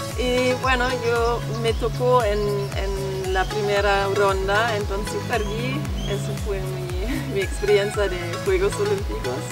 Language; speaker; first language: Spanish; non-native, fluent; German